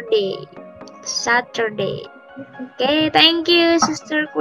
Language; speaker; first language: English; non-native, learner; Indonesian